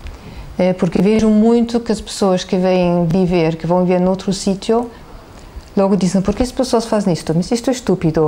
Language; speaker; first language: Portuguese; non-native, fluent; German